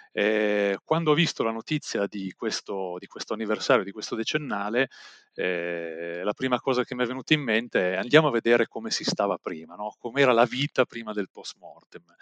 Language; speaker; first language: Italian; native; Italian